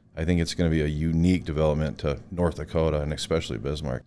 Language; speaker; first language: English; native; English